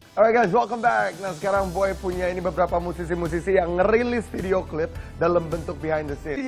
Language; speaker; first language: Indonesian; early bilingual, heritage; Indonesian